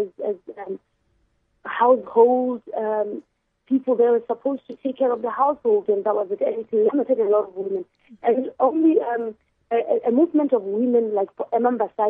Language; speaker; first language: English; non-native, local second language; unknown